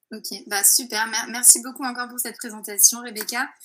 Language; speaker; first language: French; native; French